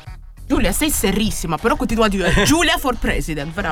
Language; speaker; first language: Italian; native; Italian